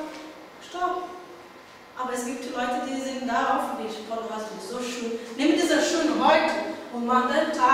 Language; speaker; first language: German; non-native, learner; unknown